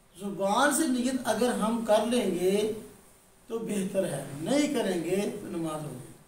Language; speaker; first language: Urdu; non-native, local second language; Punjabi